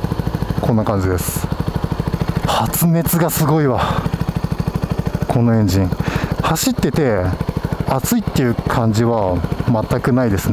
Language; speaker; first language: Japanese; native; Japanese